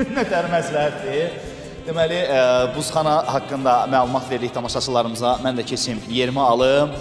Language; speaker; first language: Azerbaijani; native; Azerbaijani